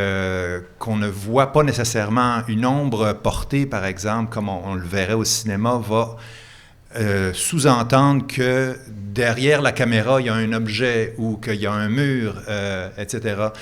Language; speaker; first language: French; native; French